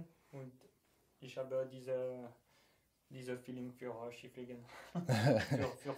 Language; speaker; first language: German; non-native, learner; French